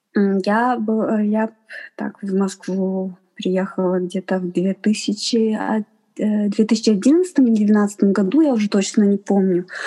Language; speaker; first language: Russian; non-native, fluent; Chinese